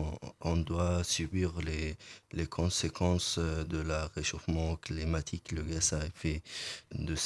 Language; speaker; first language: French; non-native, learner; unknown